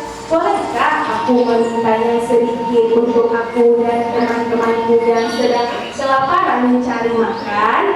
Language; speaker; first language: Indonesian; native; Indonesian